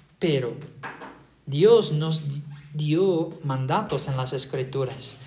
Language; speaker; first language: Spanish; non-native, fluent; English